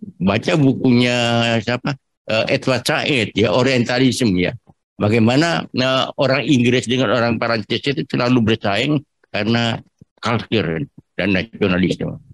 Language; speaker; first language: Indonesian; non-native, local second language; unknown